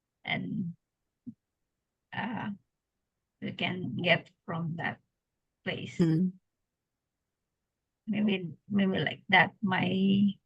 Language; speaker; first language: English; non-native, learner; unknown